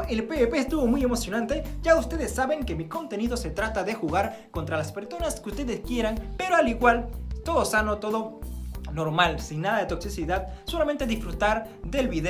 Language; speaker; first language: Spanish; native; Spanish